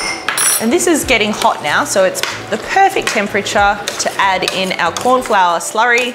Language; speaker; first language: English; native; English